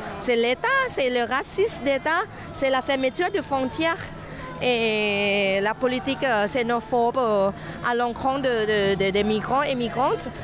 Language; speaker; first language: French; non-native, fluent; Thai